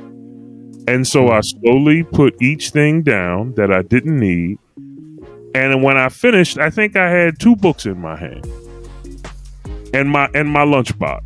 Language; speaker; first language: English; native; English